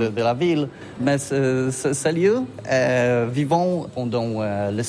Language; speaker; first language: French; non-native, learner; Polish